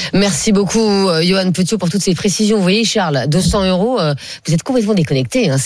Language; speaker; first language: French; native; French